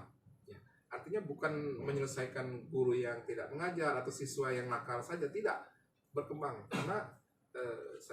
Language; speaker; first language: Indonesian; native; Indonesian